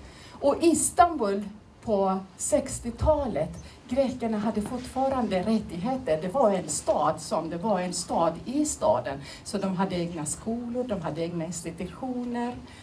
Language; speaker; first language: Swedish; non-native, fluent; Turoyo